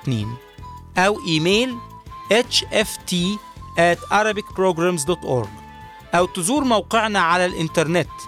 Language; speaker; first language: Arabic; native; Arabic